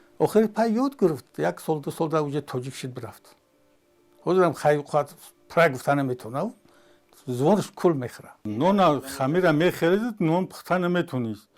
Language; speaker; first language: Tajik; native; Tajik